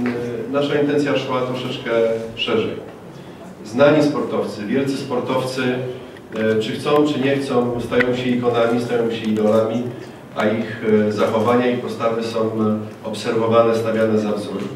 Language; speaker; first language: Polish; native; Polish